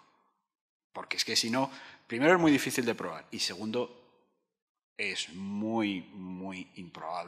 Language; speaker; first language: Spanish; native; Spanish